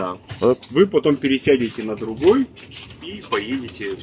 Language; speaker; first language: Russian; native; Russian